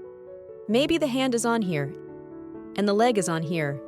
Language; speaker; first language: English; non-native, fluent; Chinese